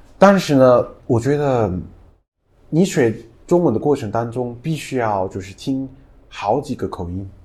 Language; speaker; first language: Chinese; non-native, fluent; English